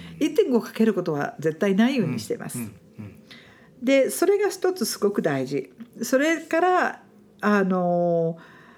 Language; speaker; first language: Japanese; non-native, fluent; English